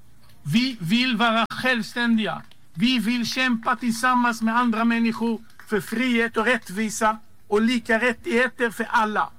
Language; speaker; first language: Swedish; non-native, fluent; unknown